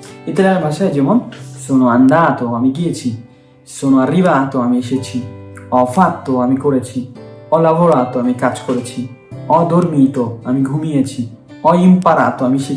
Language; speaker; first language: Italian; non-native, fluent; Bangla